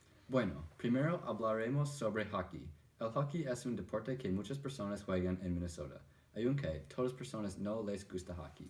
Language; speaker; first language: Spanish; non-native, learner; English